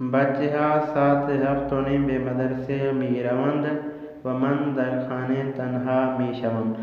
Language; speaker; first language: Persian; non-native, fluent; Urdu